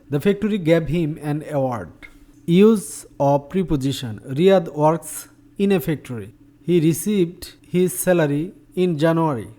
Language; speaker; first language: English; non-native, local second language; Bangla